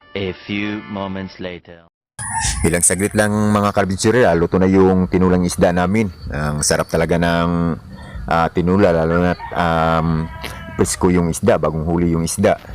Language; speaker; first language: Filipino; non-native, local second language; Cebuano